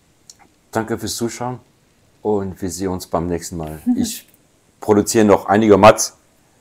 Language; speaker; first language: German; native; German